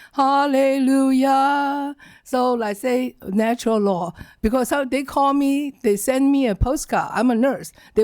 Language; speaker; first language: English; non-native, learner; Chinese